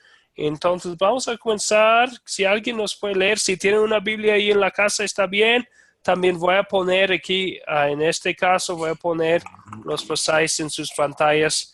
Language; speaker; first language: Spanish; non-native, fluent; English